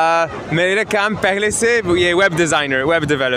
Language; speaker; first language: Hindi; non-native, learner; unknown